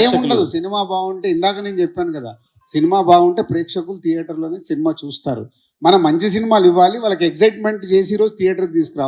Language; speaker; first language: Telugu; native; Telugu